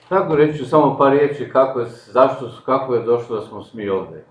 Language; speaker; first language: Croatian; non-native, local second language; Slovenian